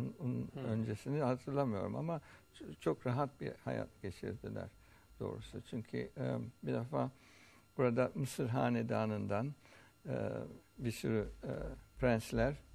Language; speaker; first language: Turkish; early bilingual, heritage; Turkish